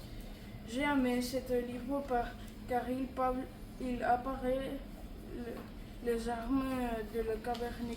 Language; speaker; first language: French; non-native, learner; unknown